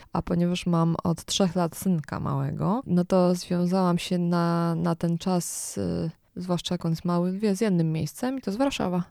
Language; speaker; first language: Polish; native; Polish